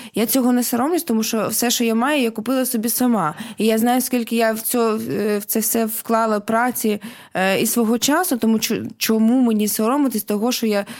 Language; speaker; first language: Ukrainian; non-native, local second language; Russian